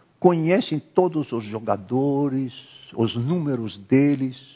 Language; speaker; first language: Portuguese; non-native, fluent; Arabic